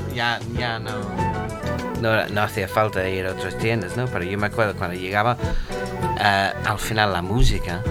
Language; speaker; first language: Spanish; non-native, fluent; English